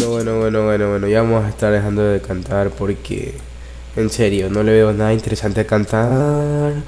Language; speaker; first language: Spanish; native; Spanish